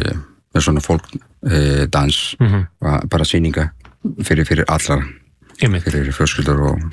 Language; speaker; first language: Icelandic; non-native, learner; Spanish